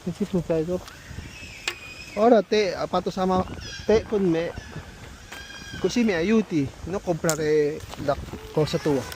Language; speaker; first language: Italian; non-native, learner; Filipino